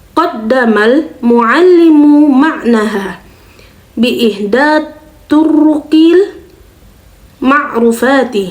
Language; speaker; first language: Arabic; non-native, learner; Indonesian